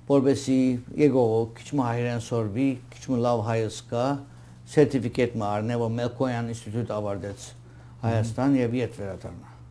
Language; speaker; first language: Armenian; early bilingual, heritage; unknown